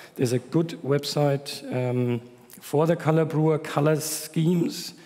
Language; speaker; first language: English; non-native, fluent; German